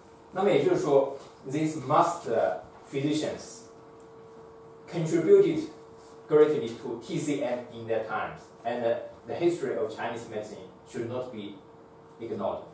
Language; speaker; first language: English; non-native, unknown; Chinese